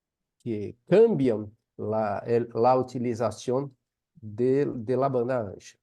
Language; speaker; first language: Spanish; non-native, fluent; Portuguese